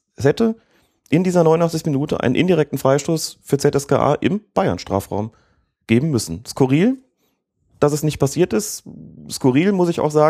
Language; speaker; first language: German; native; German